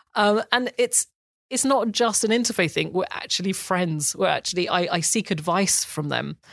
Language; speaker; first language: English; native; English